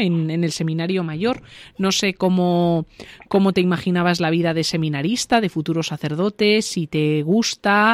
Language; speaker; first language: Spanish; native; Spanish